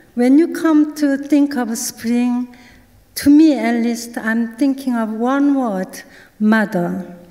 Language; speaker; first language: English; non-native, fluent; Korean